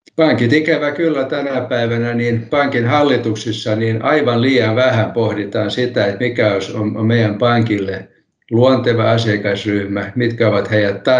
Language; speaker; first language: Finnish; non-native, local second language; Swedish